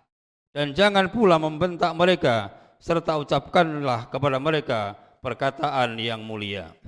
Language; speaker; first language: Indonesian; native; Indonesian